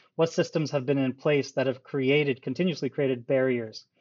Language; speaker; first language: English; early bilingual, other home language; Urdu